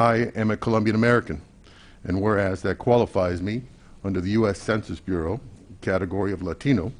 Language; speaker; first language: English; native; English